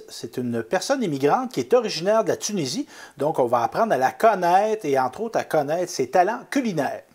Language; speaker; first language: French; native; French